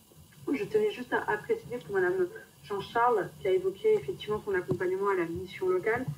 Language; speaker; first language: French; native; French